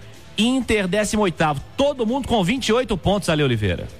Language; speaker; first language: Portuguese; native; Portuguese